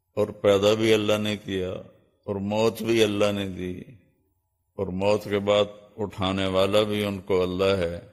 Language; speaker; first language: Urdu; non-native, local second language; Punjabi